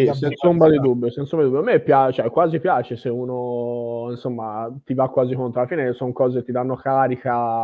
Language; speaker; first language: Italian; native; Italian